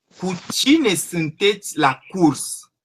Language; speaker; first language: Romanian; non-native, learner; French